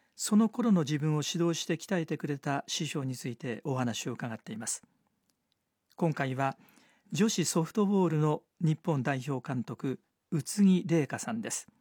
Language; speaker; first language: Japanese; native; Japanese